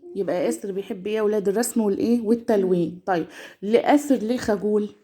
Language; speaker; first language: Arabic; native; Arabic